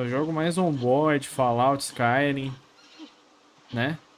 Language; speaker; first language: Portuguese; native; Portuguese